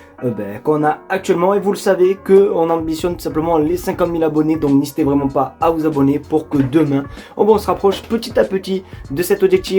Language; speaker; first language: French; native; French